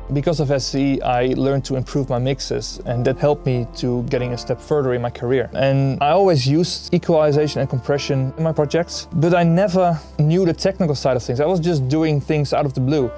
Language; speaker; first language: English; non-native, fluent; Dutch